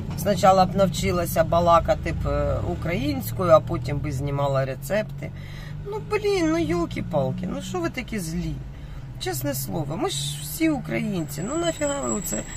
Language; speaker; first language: Ukrainian; non-native, local second language; Russian